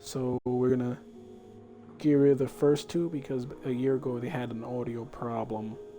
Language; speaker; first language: English; native; English